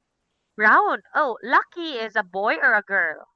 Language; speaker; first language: English; non-native, local second language; Cebuano